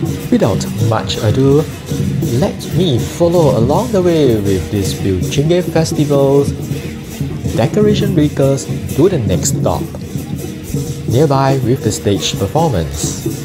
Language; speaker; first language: English; non-native, local second language; Chinese